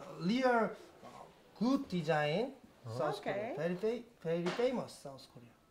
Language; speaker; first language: English; non-native, learner; Korean